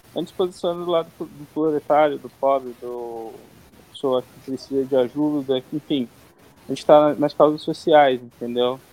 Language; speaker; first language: Portuguese; native; Portuguese